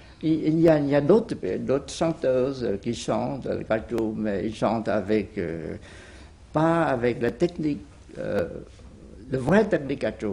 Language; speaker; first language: French; non-native, fluent; Vietnamese